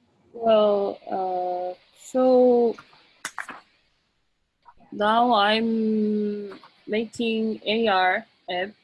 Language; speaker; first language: English; non-native, learner; Korean